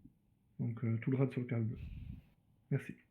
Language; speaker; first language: French; native; French